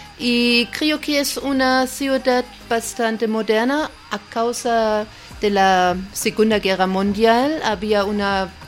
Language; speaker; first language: Spanish; non-native, learner; German